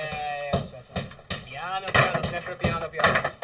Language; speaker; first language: Italian; non-native, learner; English